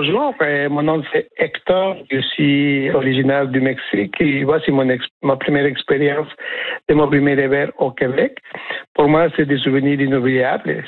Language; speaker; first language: French; non-native, fluent; Spanish